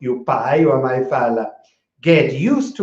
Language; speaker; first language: Portuguese; non-native, fluent; English